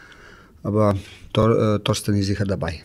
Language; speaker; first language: German; non-native, fluent; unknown